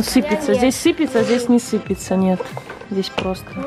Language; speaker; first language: Russian; native; Russian